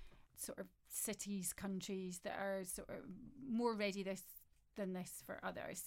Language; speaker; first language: English; native; English